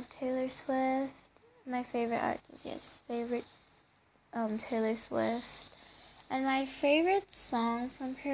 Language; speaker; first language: English; non-native, local second language; Filipino